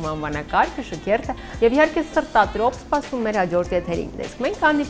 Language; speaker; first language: Armenian; native; Armenian